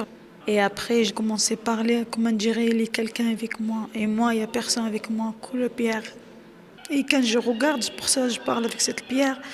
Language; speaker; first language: French; non-native, learner; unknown